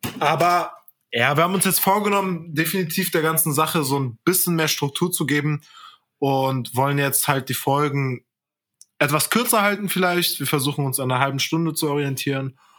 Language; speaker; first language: German; early bilingual, other home language; Turkish